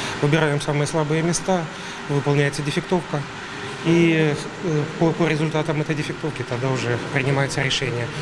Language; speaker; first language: Russian; native; Russian